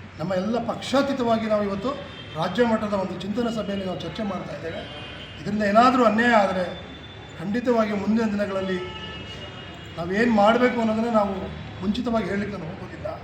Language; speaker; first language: Kannada; non-native, local second language; Lambadi